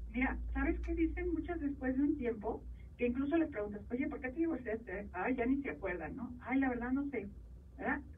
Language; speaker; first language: Spanish; native; Spanish